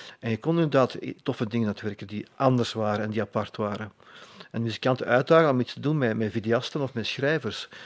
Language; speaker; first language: Dutch; native; Dutch